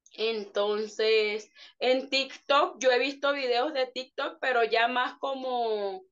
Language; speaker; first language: Spanish; native; Spanish